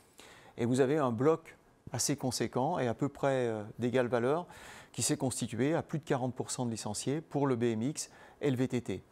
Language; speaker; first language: French; native; French